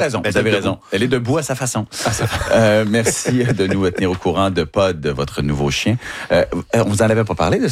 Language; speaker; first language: French; native; French